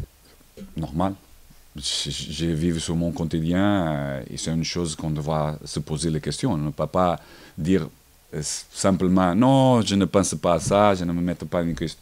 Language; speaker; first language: French; non-native, learner; Portuguese